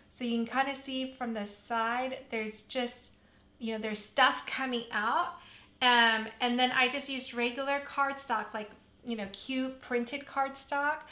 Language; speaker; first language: English; native; English